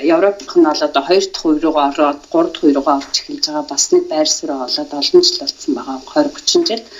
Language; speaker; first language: Mongolian; native; Mongolian